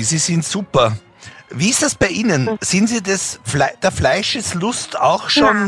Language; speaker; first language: German; native; German